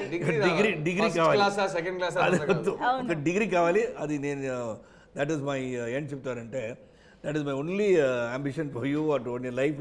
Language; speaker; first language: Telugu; non-native, local second language; Tamil